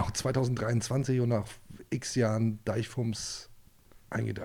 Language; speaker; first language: German; native; German